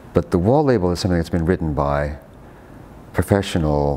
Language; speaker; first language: English; native; English